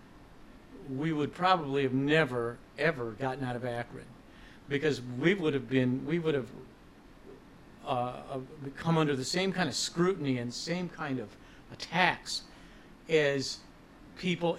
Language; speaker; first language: English; native; English